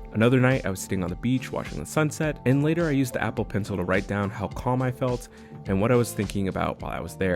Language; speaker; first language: English; native; English